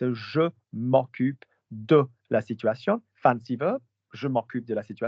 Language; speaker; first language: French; non-native, fluent; English